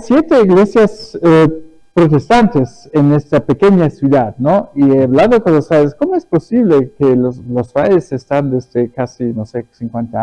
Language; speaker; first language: Spanish; early bilingual, other home language; German